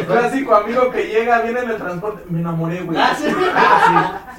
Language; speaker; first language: Spanish; native; Spanish